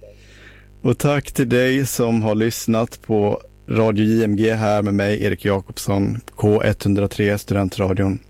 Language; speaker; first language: Swedish; native; Swedish